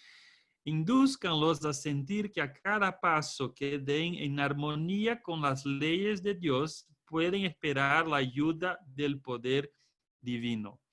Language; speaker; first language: Spanish; non-native, fluent; Portuguese